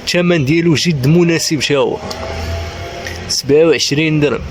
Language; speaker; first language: Arabic; native; Arabic